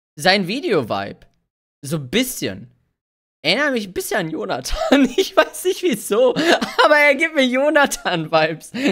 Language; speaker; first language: German; early bilingual, other home language; Hungarian